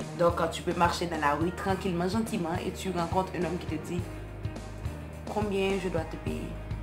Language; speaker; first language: French; non-native, local second language; Haitian Creole